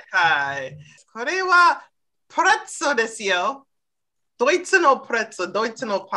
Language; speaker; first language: Japanese; non-native, learner; English